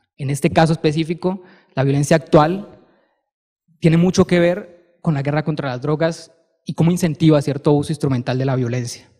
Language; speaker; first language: Spanish; native; Spanish